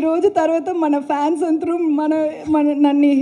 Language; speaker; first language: Telugu; non-native, learner; Tamil